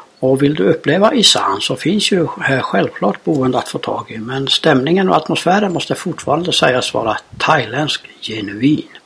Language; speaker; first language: Swedish; native; Swedish